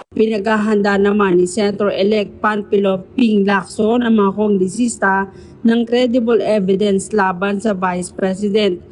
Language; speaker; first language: Filipino; native; Filipino